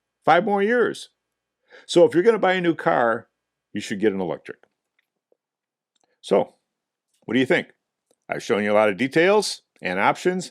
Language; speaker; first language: English; native; English